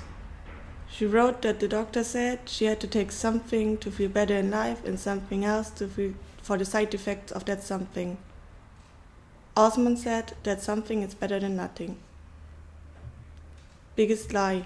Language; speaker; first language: English; non-native, fluent; German